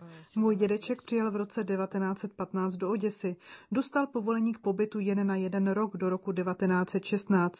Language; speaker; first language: Czech; early bilingual, heritage; Czech